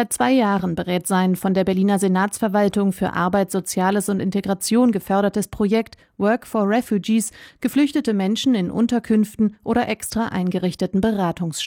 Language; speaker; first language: German; native; German